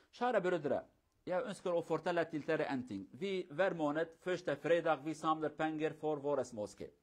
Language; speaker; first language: Norwegian; non-native, local second language; Kurdish